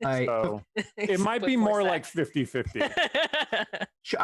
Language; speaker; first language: English; native; English